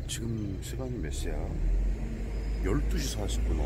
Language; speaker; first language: Korean; native; Korean